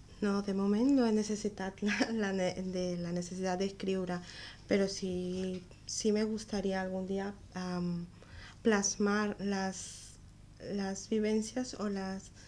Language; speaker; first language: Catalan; non-native, learner; Spanish